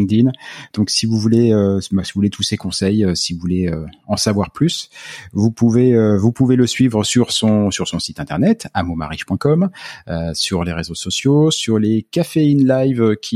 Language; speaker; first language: French; native; French